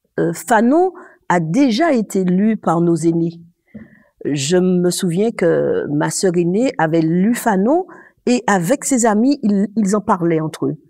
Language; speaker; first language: French; native; French